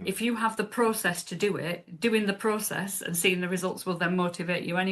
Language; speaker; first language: English; native; English